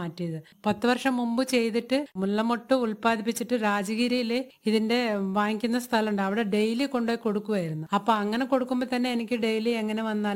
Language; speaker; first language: Malayalam; non-native, local second language; Tamil